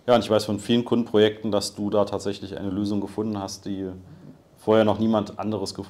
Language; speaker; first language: German; native; German